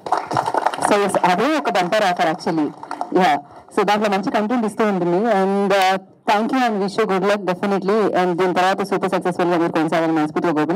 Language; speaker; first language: Telugu; native; Telugu